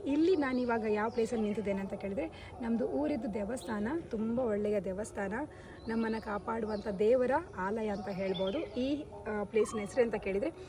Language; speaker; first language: Kannada; non-native, local second language; Tulu